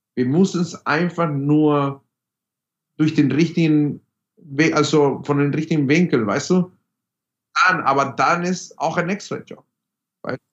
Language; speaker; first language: German; non-native, fluent; Spanish